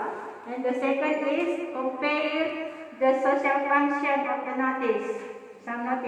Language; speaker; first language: English; non-native, learner; Indonesian